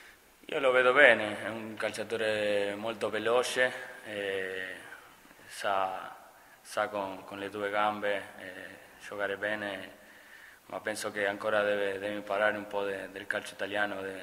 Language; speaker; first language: Italian; non-native, fluent; Spanish